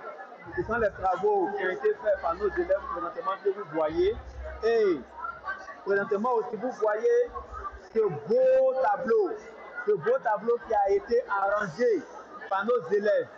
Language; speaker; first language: French; non-native, fluent; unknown